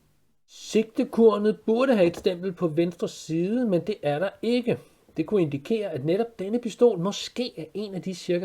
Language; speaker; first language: Danish; native; Danish